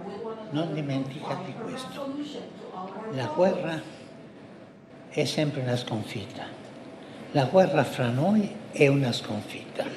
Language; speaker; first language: Italian; early bilingual, heritage; Spanish